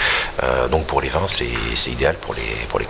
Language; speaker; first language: French; native; French